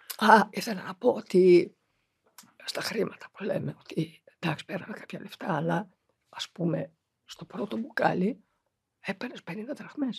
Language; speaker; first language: Greek; early bilingual, heritage; Greek